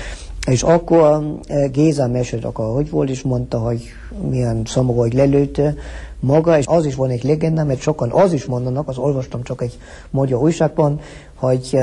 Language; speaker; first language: Hungarian; early bilingual, heritage; Hungarian